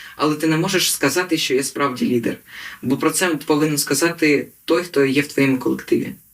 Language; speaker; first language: Ukrainian; native; Ukrainian